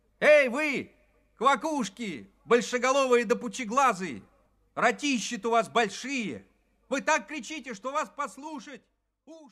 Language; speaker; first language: Russian; native; Russian